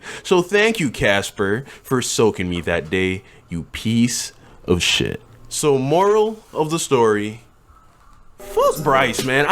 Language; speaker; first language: English; native; English